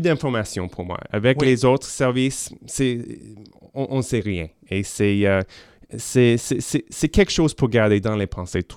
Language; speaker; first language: French; non-native, local second language; English